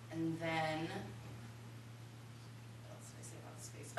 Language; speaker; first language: English; native; English